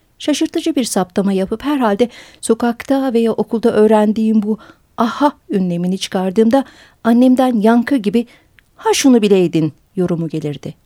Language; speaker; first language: Turkish; early bilingual, heritage; Turkish